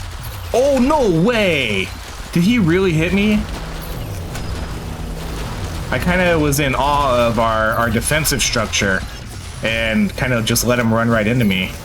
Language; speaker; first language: English; native; English